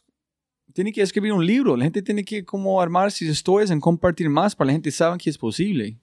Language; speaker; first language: Spanish; non-native, fluent; English